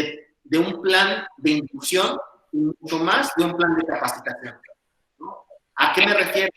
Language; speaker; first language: Spanish; native; Spanish